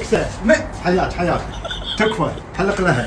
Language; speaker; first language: Arabic; native; Arabic